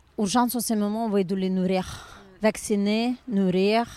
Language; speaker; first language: French; non-native, learner; Ukrainian